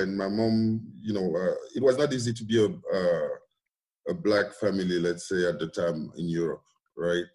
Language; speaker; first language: English; non-native, local second language; French